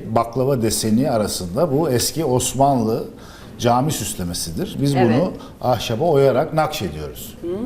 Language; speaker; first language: Turkish; native; Turkish